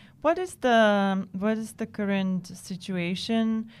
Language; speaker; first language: English; non-native, fluent; Czech